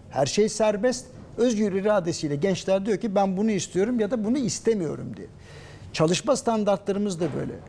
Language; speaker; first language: Turkish; native; Turkish